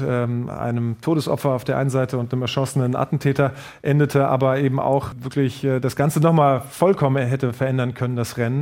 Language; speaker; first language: German; native; German